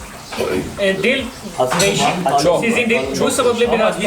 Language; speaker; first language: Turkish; non-native, learner; Urdu